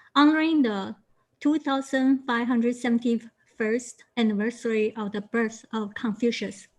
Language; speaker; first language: English; non-native, fluent; Chinese